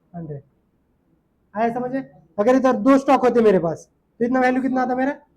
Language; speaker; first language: Hindi; non-native, local second language; Marathi